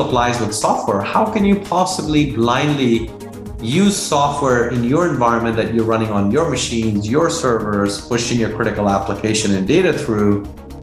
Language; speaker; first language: English; non-native, local second language; Hindi